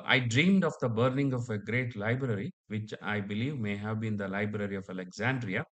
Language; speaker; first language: English; non-native, local second language; Kannada